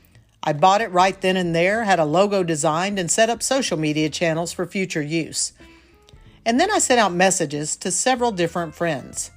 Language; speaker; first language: English; native; English